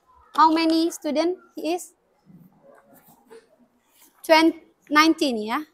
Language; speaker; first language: English; non-native, learner; Indonesian